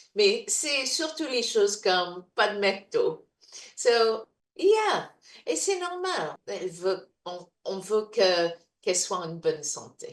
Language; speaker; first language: French; non-native, fluent; English